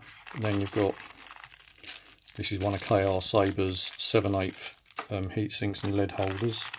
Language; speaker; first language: English; native; English